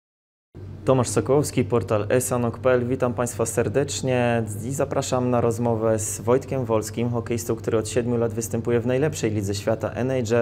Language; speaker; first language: Polish; native; Polish